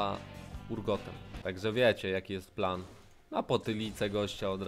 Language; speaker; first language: Polish; native; Polish